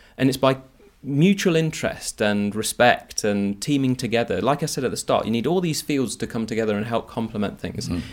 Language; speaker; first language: English; native; English